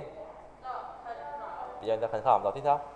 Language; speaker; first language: Chinese; non-native, fluent; Vietnamese